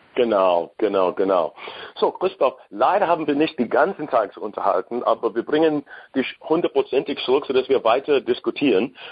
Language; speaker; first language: German; non-native, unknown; English